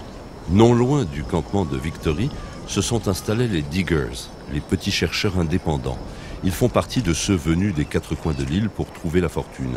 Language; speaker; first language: French; native; French